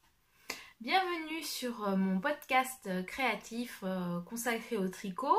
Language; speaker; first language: French; native; French